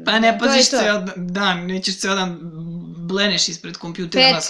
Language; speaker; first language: Serbian; native; Serbian